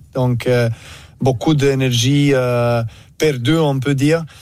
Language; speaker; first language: French; non-native, learner; Serbian